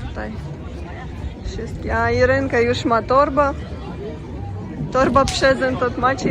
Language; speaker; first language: Polish; non-native, learner; Ukrainian